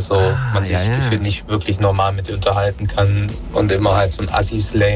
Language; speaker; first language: German; native; German